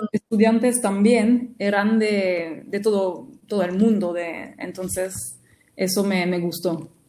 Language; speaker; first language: Spanish; non-native, fluent; French